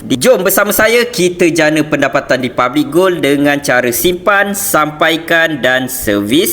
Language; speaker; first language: Malay; native; Malay